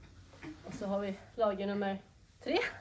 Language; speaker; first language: Swedish; non-native, fluent; English